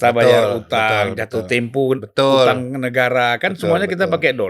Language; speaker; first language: Indonesian; native; Indonesian